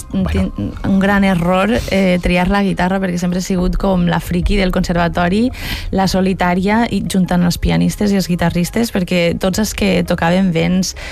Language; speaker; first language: Catalan; native; Catalan